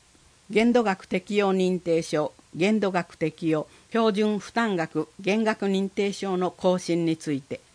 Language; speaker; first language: Japanese; native; Japanese